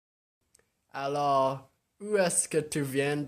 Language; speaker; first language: French; non-native, local second language; English